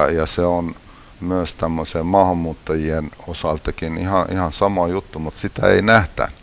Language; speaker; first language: Finnish; non-native, fluent; Persian